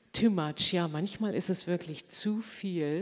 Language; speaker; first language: German; native; German